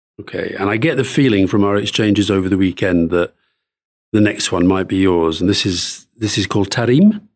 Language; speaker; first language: English; native; English